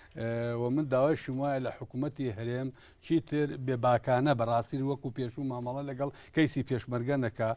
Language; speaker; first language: Central Kurdish; native; Central Kurdish